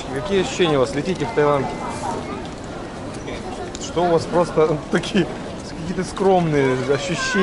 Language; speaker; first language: Russian; native; Russian